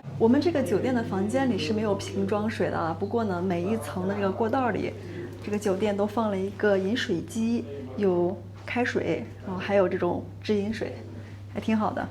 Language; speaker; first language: Chinese; native; Chinese